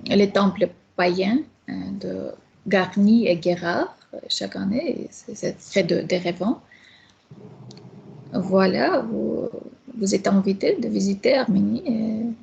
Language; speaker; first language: French; non-native, fluent; Armenian